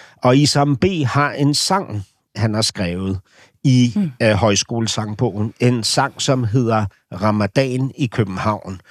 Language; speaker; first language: Danish; native; Danish